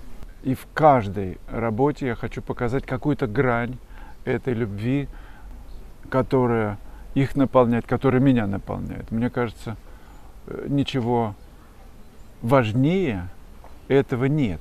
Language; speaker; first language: Russian; native; Russian